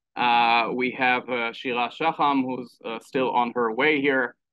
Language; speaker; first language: English; non-native, fluent; Hebrew